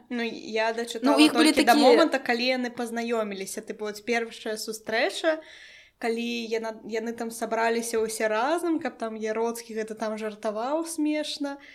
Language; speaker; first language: Belarusian; non-native, local second language; Russian